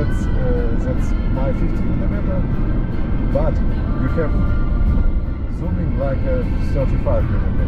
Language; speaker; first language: English; non-native, learner; German